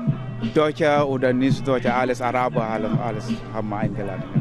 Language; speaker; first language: German; non-native, learner; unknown